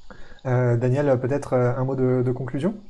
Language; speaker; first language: French; native; French